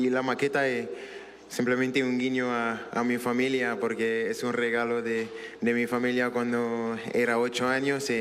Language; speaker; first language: Spanish; non-native, learner; French